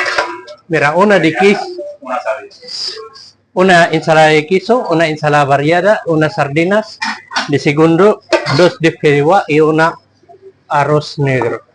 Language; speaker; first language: Spanish; non-native, learner; Filipino